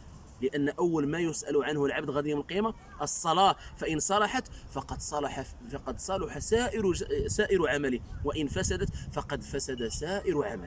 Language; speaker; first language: Arabic; native; Arabic